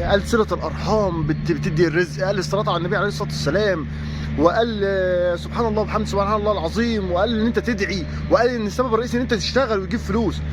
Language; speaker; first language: Arabic; native; Arabic